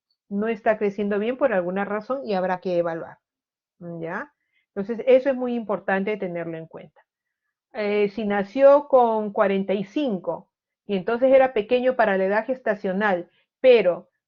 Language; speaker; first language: Spanish; native; Spanish